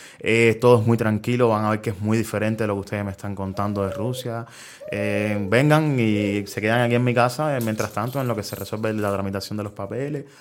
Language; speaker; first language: Spanish; native; Spanish